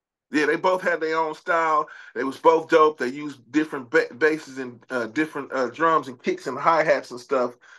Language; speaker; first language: English; native; English